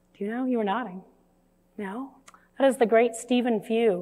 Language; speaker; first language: English; native; English